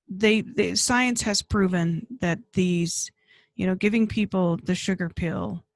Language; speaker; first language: English; native; English